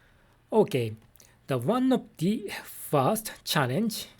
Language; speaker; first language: English; non-native, fluent; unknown